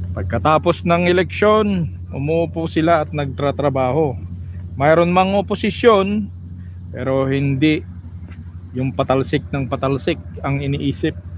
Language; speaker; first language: Filipino; non-native, local second language; Iloko